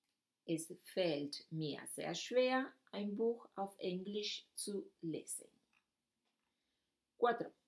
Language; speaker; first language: German; non-native, fluent; Spanish